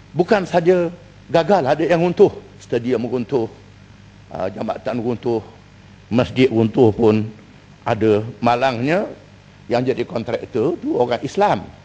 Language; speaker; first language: Malay; native; Malay